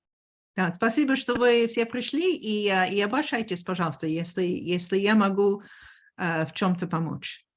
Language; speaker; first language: Russian; non-native, fluent; English